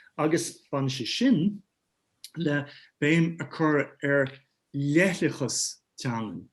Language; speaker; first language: Irish; non-native, local second language; English